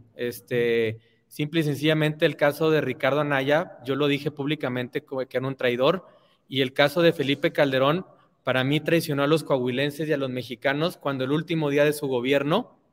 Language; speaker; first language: Spanish; native; Spanish